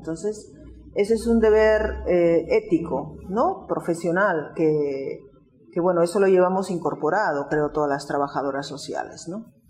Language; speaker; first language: Spanish; native; Spanish